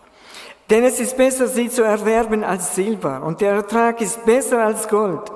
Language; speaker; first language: German; non-native, fluent; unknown